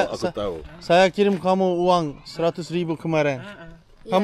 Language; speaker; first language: Indonesian; non-native, learner; Turkish